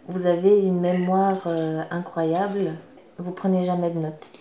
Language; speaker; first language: French; native; French